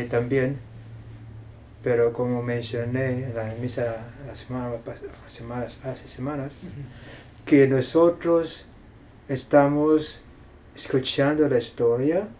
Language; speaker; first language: Spanish; non-native, fluent; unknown